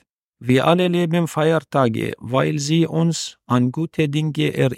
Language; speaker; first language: German; non-native, learner; Arabic